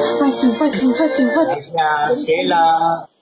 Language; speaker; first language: English; non-native, learner; Arabic